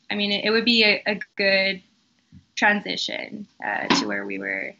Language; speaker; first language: English; early bilingual, other home language; Spanish